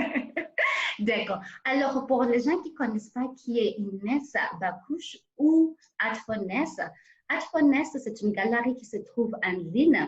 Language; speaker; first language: French; non-native, fluent; English